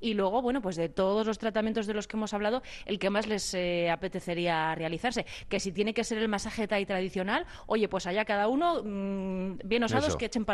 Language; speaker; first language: Spanish; native; Spanish